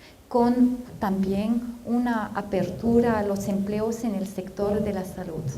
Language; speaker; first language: Spanish; non-native, fluent; French